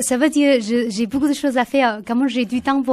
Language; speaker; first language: French; non-native, learner; Chinese